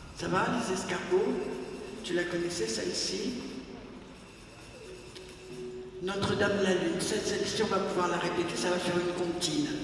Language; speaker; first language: French; native; French